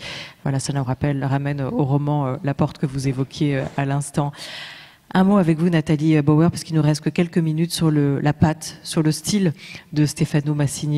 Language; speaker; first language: French; native; French